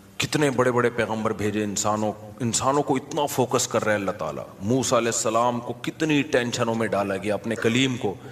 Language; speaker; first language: Urdu; native; Urdu